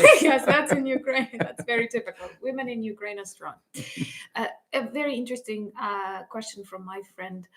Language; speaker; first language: English; non-native, fluent; Ukrainian